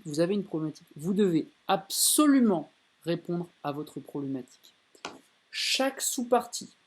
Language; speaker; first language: French; native; French